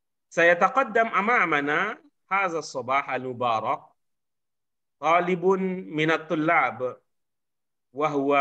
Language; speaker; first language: Arabic; non-native, fluent; Indonesian